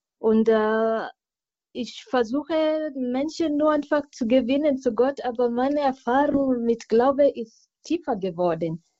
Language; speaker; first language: German; non-native, fluent; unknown